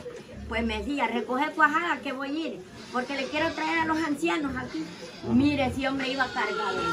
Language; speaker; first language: Spanish; native; Spanish